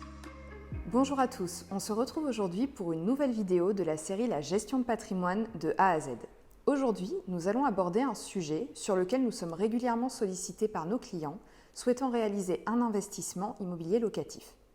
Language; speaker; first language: French; native; French